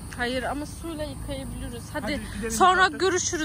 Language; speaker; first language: Turkish; early bilingual, heritage; Turkish